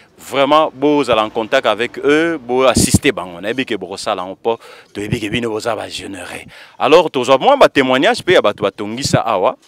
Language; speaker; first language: Lingala; native; Lingala